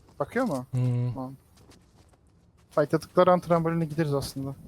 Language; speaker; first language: Turkish; native; Turkish